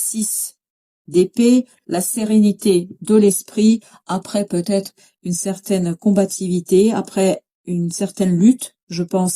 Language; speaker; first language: French; native; French